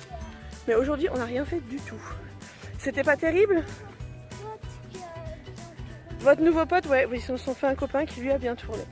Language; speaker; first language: French; native; French